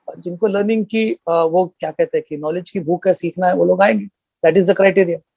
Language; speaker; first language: Hindi; non-native, local second language; Marathi